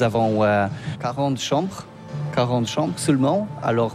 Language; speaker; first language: French; non-native, learner; Polish